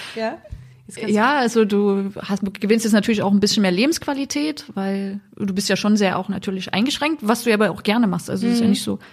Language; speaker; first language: German; native; German